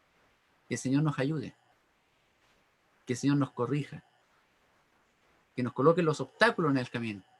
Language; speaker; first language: Spanish; native; Spanish